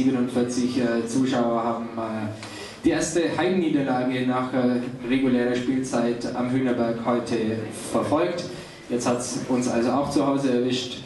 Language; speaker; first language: German; native; German